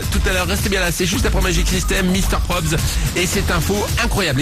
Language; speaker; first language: French; native; French